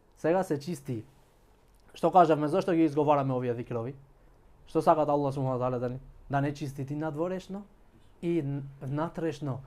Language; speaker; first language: Macedonian; non-native, local second language; Albanian